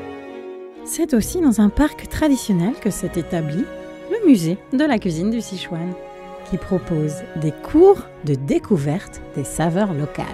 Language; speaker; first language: French; native; French